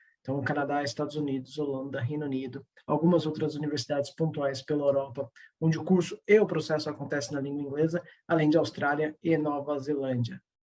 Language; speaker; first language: Portuguese; native; Portuguese